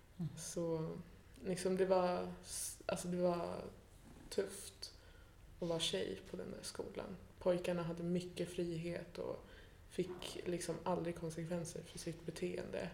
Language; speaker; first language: Swedish; early bilingual, other home language; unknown